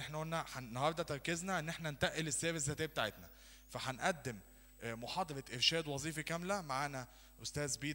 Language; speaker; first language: Arabic; native; Arabic